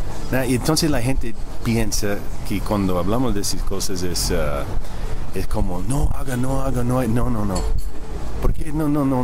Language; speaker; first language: Spanish; early bilingual, heritage; Spanish